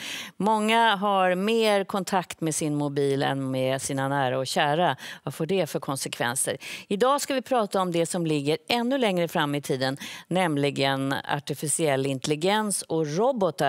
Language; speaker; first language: Swedish; native; Swedish